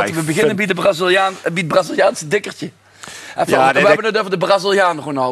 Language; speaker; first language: Dutch; native; Dutch